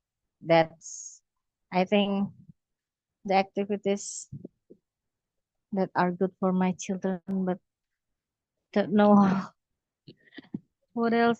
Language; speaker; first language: English; non-native, learner; Indonesian